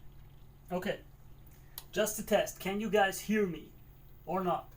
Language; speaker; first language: English; non-native, fluent; German